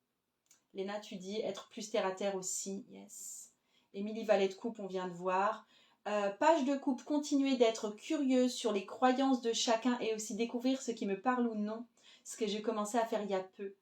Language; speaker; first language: French; native; French